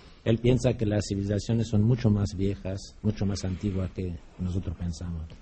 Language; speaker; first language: Spanish; non-native, fluent; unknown